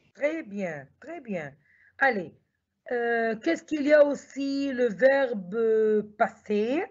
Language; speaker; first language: French; non-native, fluent; Arabic